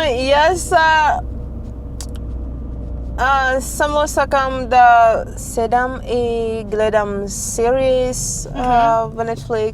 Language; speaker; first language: Macedonian; non-native, learner; English